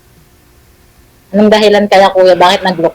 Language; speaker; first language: Filipino; non-native, local second language; Iloko